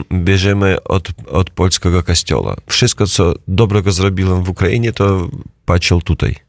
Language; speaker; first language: Polish; non-native, learner; Russian